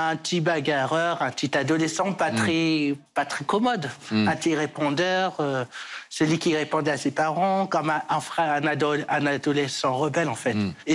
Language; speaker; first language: French; early bilingual, other home language; Portuguese